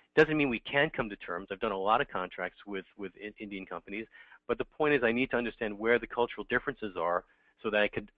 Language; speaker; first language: English; native; English